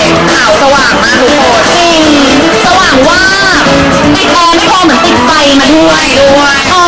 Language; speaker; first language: Thai; native; Thai